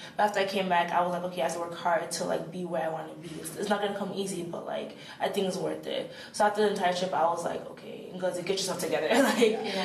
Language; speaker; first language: English; native; English